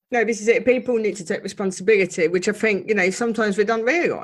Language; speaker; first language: English; native; English